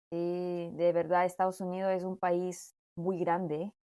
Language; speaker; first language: Spanish; non-native, fluent; Korean